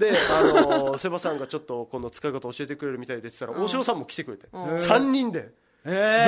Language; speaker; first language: Japanese; native; Japanese